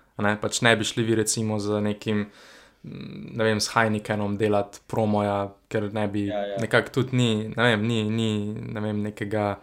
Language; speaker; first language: Slovenian; native; Slovenian